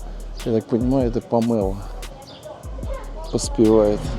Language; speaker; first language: Russian; native; Russian